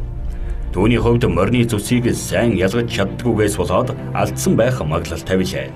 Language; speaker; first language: Mongolian; native; Mongolian